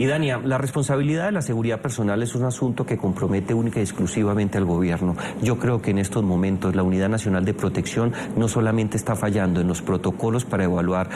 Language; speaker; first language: Spanish; native; Spanish